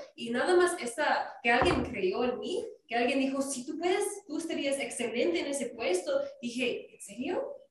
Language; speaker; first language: Spanish; non-native, fluent; English